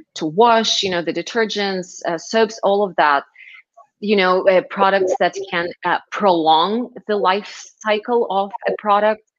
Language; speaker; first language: English; non-native, fluent; Russian